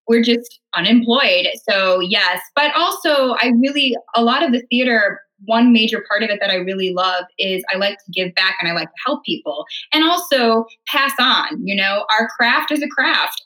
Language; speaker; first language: English; native; English